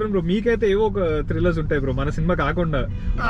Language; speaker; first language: Telugu; native; Telugu